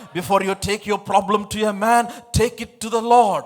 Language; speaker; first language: English; non-native, local second language; Telugu